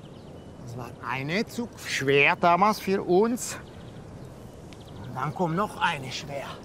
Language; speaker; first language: German; non-native, learner; Czech